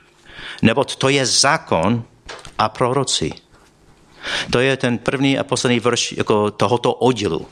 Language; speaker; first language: Czech; non-native, fluent; English